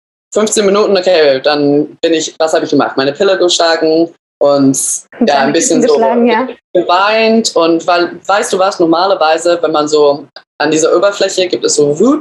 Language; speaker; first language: German; early bilingual, other home language; English